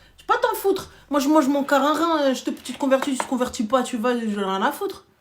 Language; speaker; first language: French; early bilingual, other home language; Arabic